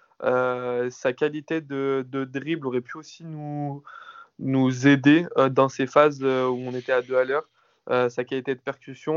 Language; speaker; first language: French; native; French